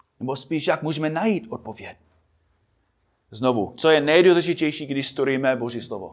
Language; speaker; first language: Czech; non-native, fluent; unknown